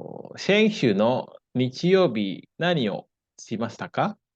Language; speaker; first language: Japanese; non-native, fluent; Indonesian